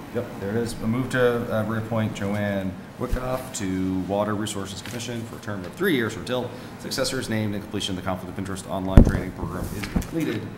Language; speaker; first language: English; native; English